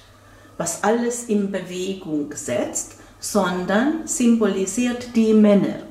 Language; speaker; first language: German; non-native, fluent; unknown